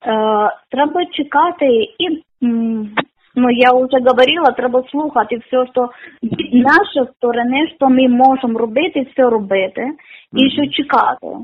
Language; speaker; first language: Ukrainian; non-native, learner; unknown